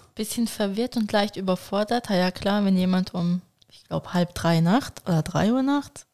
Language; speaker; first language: German; early bilingual, other home language; Turkish